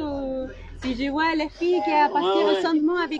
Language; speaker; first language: French; non-native, learner; Spanish